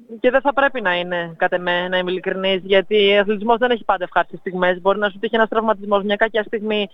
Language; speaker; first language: Greek; native; Greek